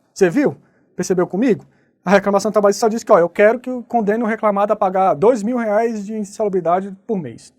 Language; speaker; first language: Portuguese; native; Portuguese